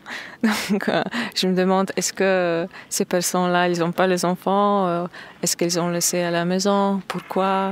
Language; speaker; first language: French; non-native, fluent; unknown